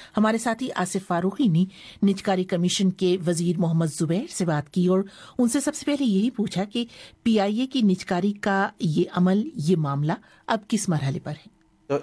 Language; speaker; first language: Urdu; native; Urdu